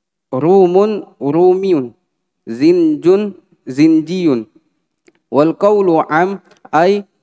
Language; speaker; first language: Arabic; non-native, learner; Indonesian